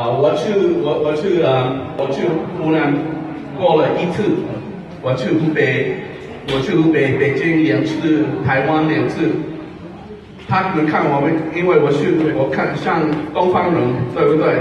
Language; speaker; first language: Chinese; non-native, learner; Hmong